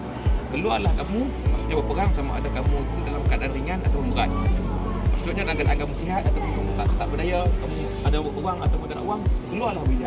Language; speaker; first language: Malay; native; Malay